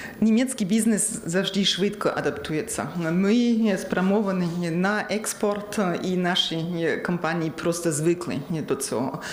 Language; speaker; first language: Ukrainian; non-native, learner; German